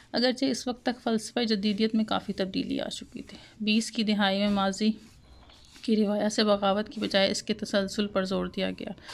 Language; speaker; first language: Urdu; non-native, local second language; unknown